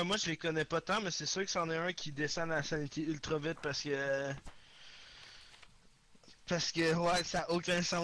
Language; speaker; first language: French; native; French